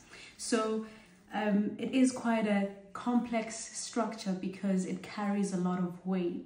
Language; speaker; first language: English; native; English